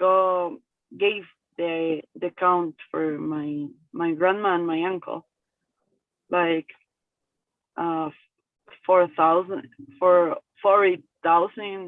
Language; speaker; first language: English; non-native, learner; Spanish